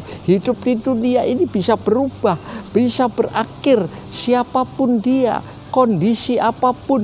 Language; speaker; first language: Indonesian; native; Indonesian